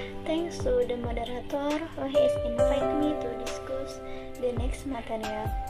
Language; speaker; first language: English; non-native, learner; Indonesian